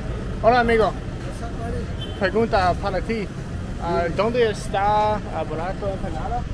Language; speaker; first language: Spanish; non-native, learner; English